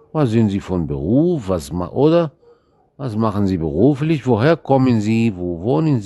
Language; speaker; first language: German; non-native, fluent; Arabic